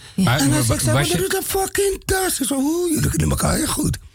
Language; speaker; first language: Dutch; non-native, fluent; Arabic